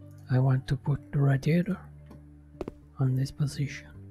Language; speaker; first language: English; non-native, learner; Italian